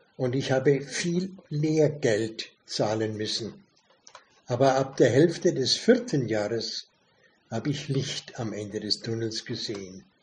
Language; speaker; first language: German; native; German